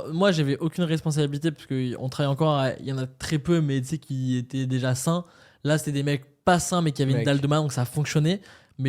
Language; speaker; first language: French; native; French